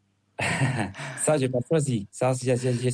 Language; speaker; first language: French; non-native, fluent; Spanish